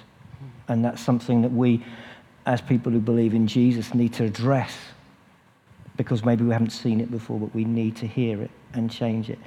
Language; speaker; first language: English; native; English